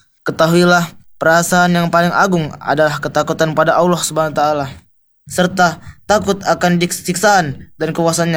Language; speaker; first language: Indonesian; native; Indonesian